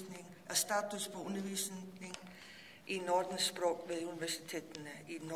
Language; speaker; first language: Danish; non-native, fluent; Icelandic